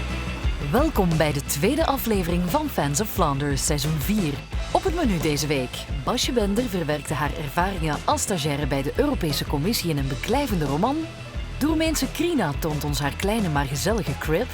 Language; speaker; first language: Dutch; native; Dutch